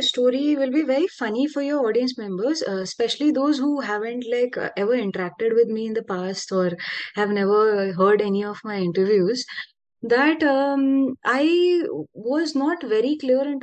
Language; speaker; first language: English; non-native, local second language; Hindi